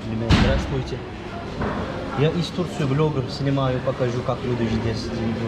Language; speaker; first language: Russian; non-native, learner; Turkish